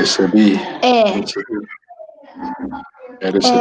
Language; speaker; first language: Spanish; non-native, learner; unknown